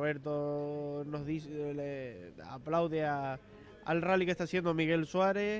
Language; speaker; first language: Spanish; native; Spanish